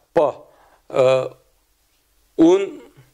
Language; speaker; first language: Albanian; non-native, learner; Turkish